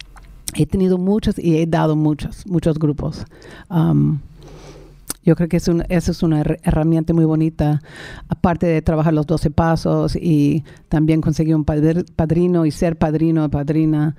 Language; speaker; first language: Spanish; non-native, fluent; English